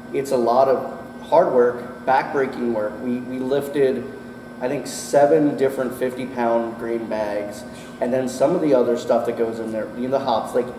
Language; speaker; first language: English; native; English